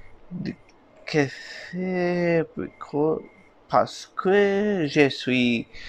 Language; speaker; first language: French; non-native, learner; English